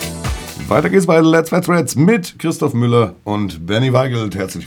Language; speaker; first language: German; native; German